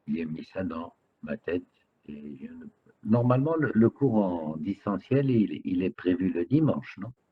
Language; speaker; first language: French; non-native, local second language; Arabic